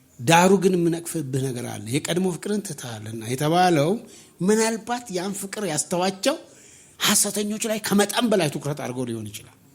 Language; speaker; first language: Amharic; non-native, local second language; Oromo